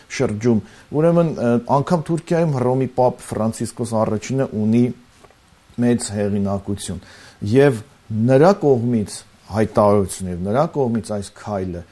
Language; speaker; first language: Armenian; native; Armenian